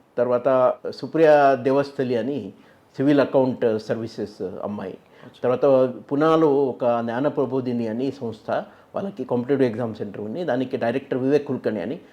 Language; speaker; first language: Telugu; non-native, fluent; Marathi